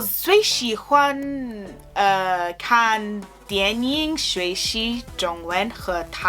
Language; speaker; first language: Chinese; non-native, learner; English